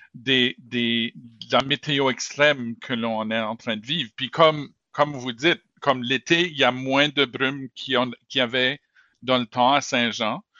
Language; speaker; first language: French; native; French